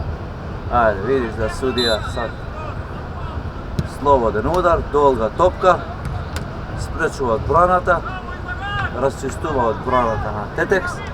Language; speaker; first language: Macedonian; non-native, local second language; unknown